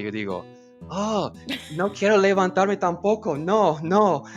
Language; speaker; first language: Spanish; non-native, fluent; English